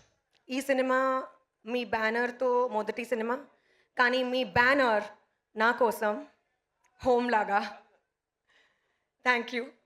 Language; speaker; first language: Telugu; non-native, learner; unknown